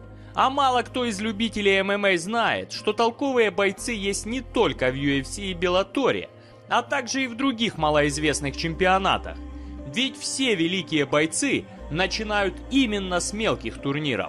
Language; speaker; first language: Russian; native; Russian